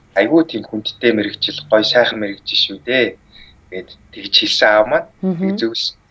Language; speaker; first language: Mongolian; native; Mongolian